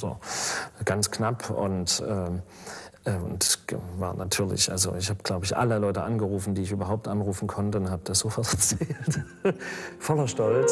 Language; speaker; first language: German; native; German